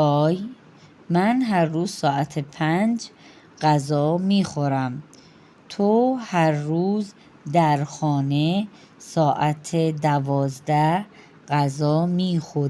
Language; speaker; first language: Persian; non-native, fluent; Urdu